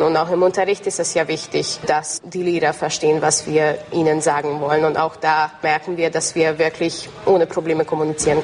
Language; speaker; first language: German; non-native, local second language; Hungarian